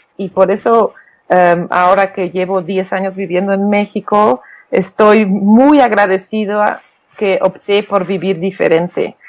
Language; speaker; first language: Spanish; non-native, fluent; Dutch